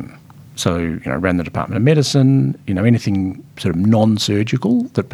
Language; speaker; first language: English; native; English